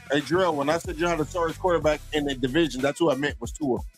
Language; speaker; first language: English; native; English